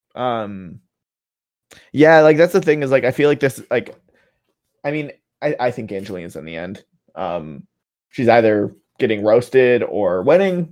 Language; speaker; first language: English; native; English